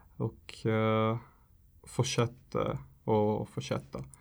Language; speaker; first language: Swedish; non-native, learner; Italian